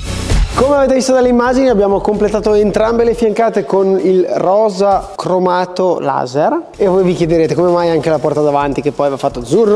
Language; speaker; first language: Italian; native; Italian